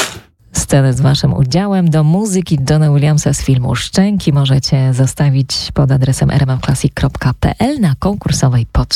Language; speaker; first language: Polish; native; Polish